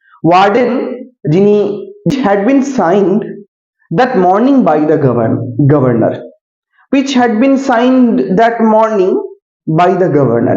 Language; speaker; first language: English; non-native, local second language; Bangla